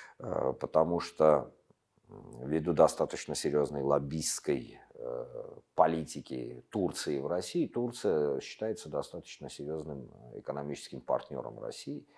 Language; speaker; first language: Russian; non-native, local second language; Armenian